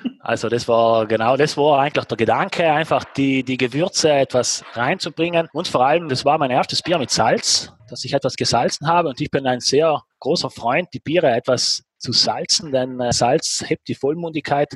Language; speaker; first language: German; native; German